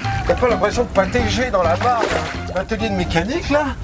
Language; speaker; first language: French; native; French